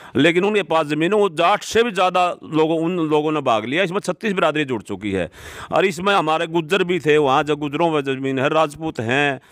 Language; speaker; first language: Hindi; native; Hindi